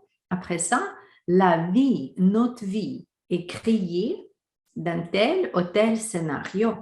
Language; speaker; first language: French; non-native, fluent; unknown